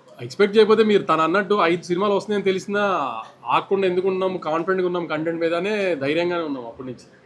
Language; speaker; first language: Telugu; native; Telugu